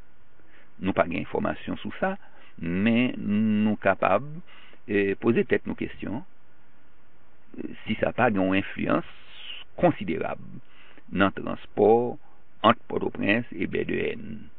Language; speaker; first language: French; non-native, local second language; Haitian Creole